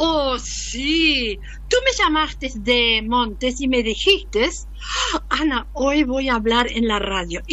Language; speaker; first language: Spanish; non-native, learner; German